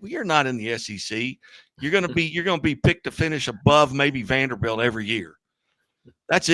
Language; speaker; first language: English; native; English